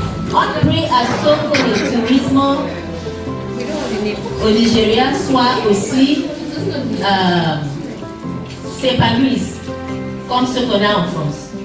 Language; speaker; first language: French; non-native, learner; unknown